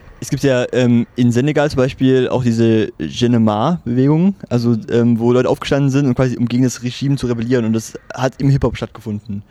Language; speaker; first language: German; non-native, fluent; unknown